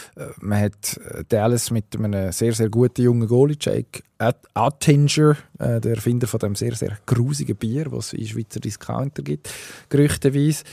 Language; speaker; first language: German; native; German